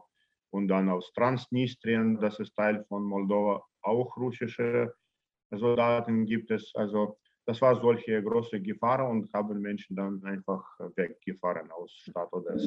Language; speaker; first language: German; non-native, learner; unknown